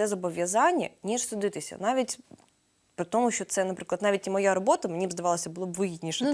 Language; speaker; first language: Ukrainian; native; Ukrainian